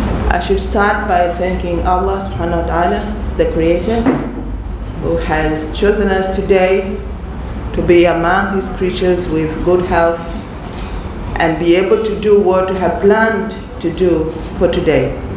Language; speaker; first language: English; non-native, local second language; Swahili